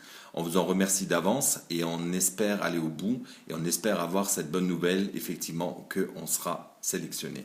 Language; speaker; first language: French; native; French